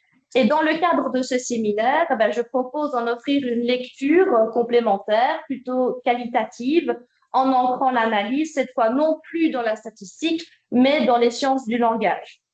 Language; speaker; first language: French; native; French